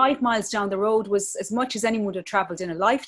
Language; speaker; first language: English; native; English